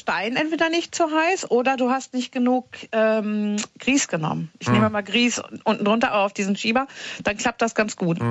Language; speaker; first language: German; native; German